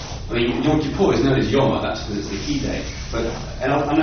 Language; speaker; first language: English; native; English